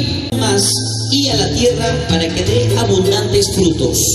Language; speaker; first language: Spanish; native; Spanish